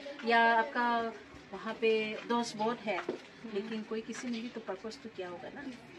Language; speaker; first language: Hindi; non-native, local second language; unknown